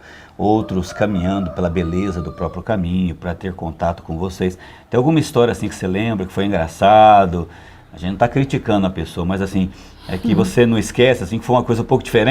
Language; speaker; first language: Portuguese; native; Portuguese